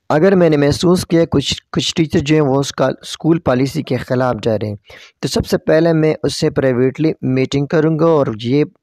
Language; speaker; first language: Urdu; non-native, local second language; Pashto